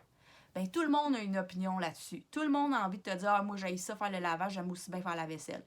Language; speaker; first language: French; native; French